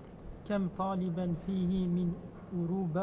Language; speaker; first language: Arabic; non-native, learner; French